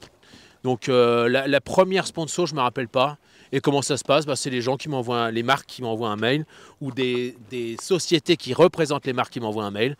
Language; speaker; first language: French; native; French